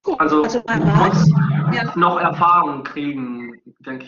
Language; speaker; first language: German; non-native, fluent; Spanish